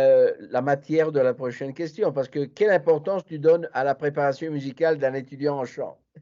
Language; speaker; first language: French; non-native, fluent; Italian